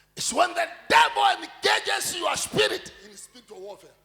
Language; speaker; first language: English; non-native, local second language; Swahili